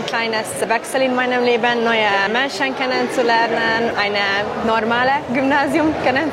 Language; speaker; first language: German; non-native, fluent; Hungarian